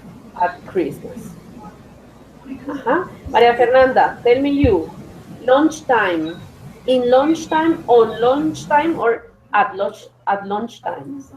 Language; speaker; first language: English; non-native, fluent; Spanish